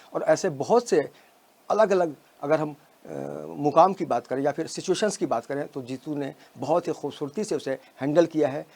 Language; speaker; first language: Hindi; native; Hindi